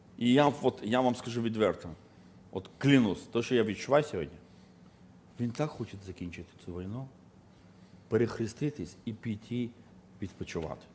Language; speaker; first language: Ukrainian; non-native, local second language; Russian